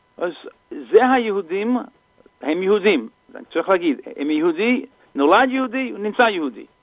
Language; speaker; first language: Hebrew; non-native, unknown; English